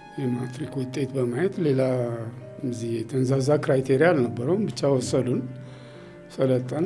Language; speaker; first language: Amharic; native; Amharic